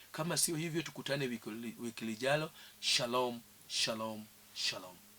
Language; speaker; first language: Swahili; non-native, local second language; Luo (Kenya and Tanzania)